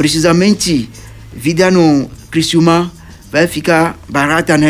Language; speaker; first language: Portuguese; non-native, learner; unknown